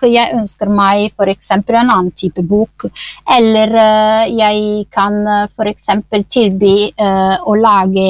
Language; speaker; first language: Norwegian; non-native, fluent; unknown